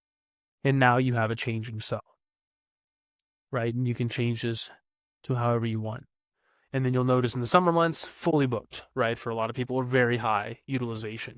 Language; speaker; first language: English; native; English